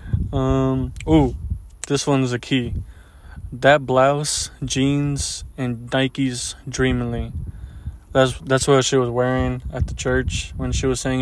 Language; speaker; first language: English; early bilingual, other home language; Spanish